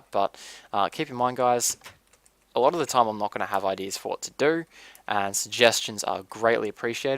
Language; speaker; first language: English; native; English